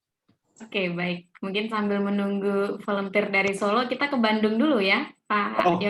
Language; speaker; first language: Indonesian; native; Indonesian